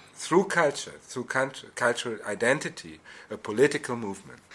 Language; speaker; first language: English; non-native, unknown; German